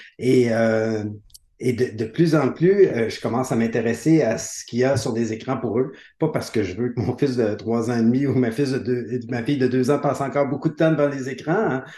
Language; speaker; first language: French; native; French